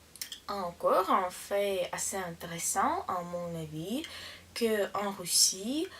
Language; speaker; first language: French; non-native, learner; Russian